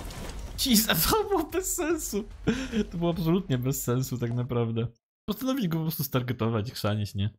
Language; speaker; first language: Polish; native; Polish